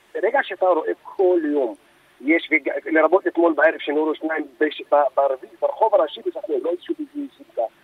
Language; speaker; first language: Hebrew; non-native, local second language; Arabic